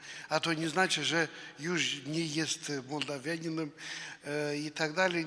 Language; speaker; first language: Polish; non-native, fluent; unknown